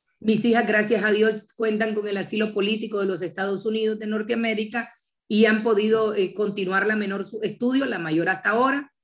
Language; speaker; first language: Spanish; native; Spanish